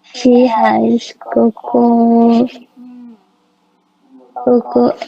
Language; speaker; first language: German; non-native, learner; Indonesian